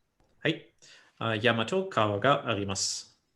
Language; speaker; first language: Japanese; non-native, fluent; English